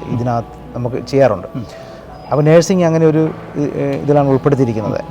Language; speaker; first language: Malayalam; native; Malayalam